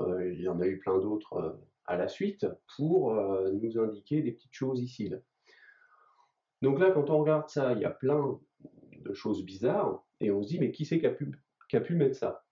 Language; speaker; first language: French; native; French